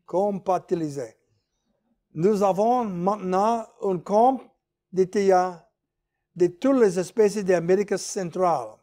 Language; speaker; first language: French; non-native, learner; English